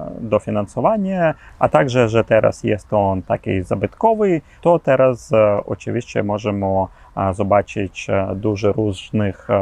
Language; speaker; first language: Polish; non-native, learner; Ukrainian